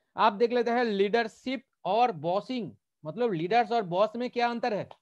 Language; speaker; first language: Hindi; non-native, local second language; Bangla